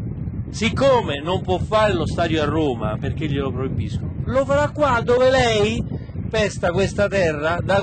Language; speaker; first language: Italian; native; Italian